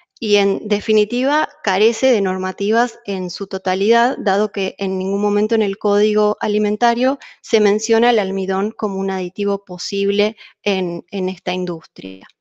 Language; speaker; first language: Spanish; native; Spanish